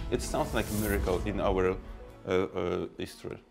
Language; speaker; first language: English; non-native, fluent; Polish